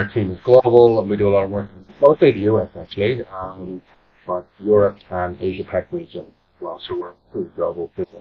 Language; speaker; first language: English; native; English